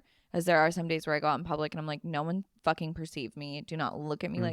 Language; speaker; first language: English; native; English